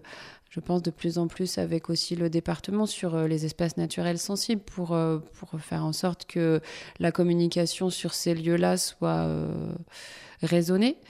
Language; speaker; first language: French; native; French